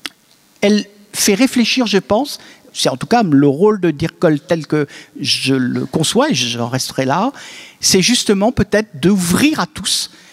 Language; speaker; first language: French; native; French